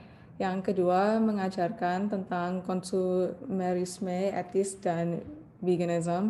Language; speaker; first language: Indonesian; non-native, learner; English